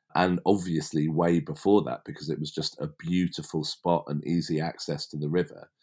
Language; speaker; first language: English; native; English